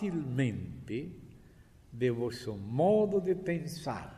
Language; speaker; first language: Portuguese; non-native, fluent; Spanish